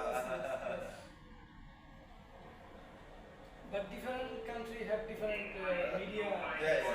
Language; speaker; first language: English; non-native, learner; Bangla